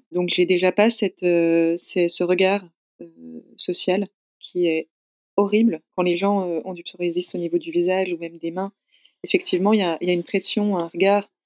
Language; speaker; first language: French; native; French